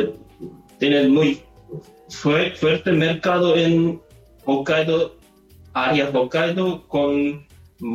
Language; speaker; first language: Spanish; non-native, learner; Japanese